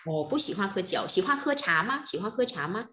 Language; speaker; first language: Chinese; non-native, fluent; Vietnamese